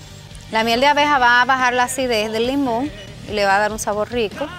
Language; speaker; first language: Spanish; native; Spanish